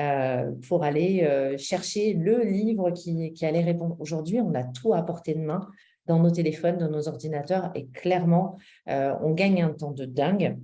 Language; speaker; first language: French; native; French